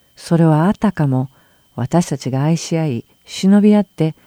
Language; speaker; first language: Japanese; native; Japanese